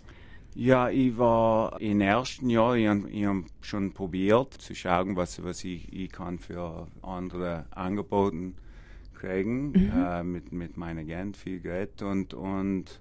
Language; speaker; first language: German; non-native, learner; English